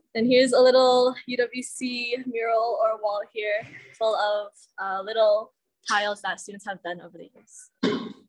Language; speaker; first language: English; native; English